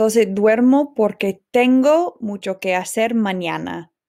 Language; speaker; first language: Spanish; non-native, fluent; English